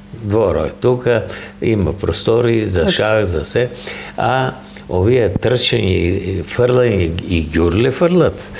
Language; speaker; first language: Macedonian; native; Macedonian